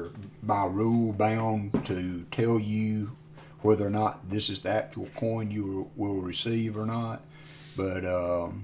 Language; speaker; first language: English; native; English